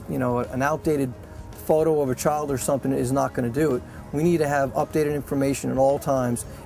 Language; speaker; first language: English; native; English